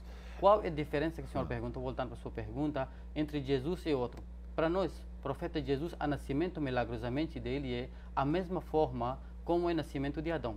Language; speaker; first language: Portuguese; non-native, fluent; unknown